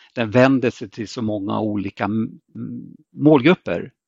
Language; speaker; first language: Swedish; native; Swedish